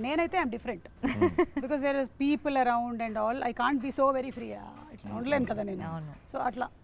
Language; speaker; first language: Telugu; native; Telugu